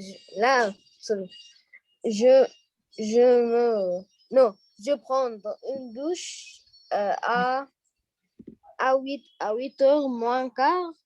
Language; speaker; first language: French; non-native, learner; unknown